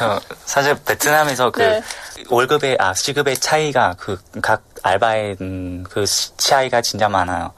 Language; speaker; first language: Korean; non-native, learner; Vietnamese